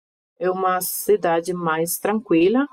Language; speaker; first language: Portuguese; non-native, fluent; Spanish